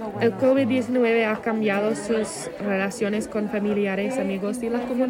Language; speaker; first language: Spanish; non-native, fluent; English